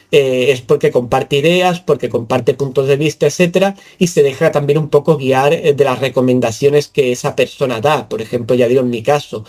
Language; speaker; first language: Spanish; native; Spanish